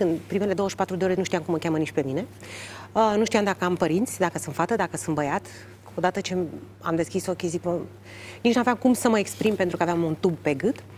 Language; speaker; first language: Romanian; native; Romanian